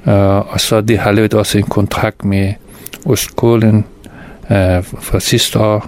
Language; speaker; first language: Danish; non-native, fluent; Persian